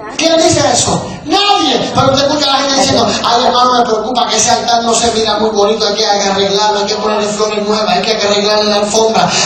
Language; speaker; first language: Spanish; native; Spanish